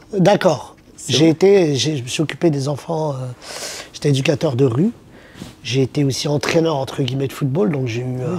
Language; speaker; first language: French; early bilingual, other home language; Arabic